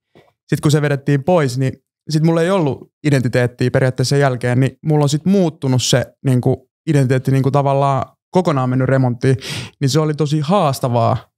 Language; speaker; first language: Finnish; early bilingual, other home language; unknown